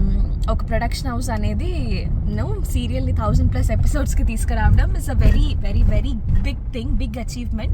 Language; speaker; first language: Telugu; native; Telugu